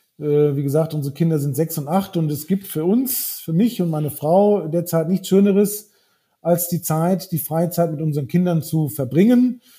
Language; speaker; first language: German; early bilingual, heritage; German